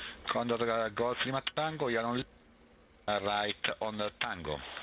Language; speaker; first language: English; non-native, fluent; Italian